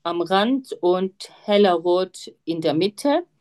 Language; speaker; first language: German; non-native, learner; Turkish